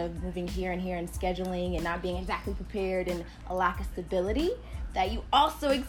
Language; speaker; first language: English; native; English